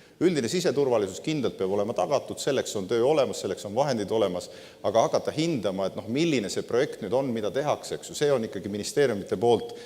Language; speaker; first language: Estonian; native; Estonian